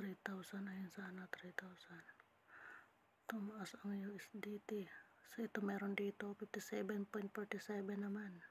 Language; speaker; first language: Filipino; native; Filipino